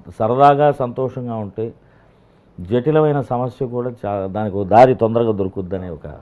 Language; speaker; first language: Telugu; native; Telugu